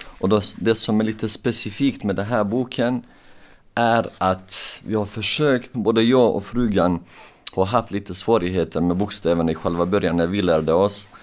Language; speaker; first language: Swedish; non-native, local second language; Bosnian